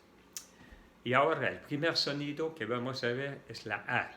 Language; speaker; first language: Spanish; non-native, fluent; French